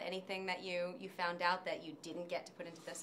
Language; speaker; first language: English; native; English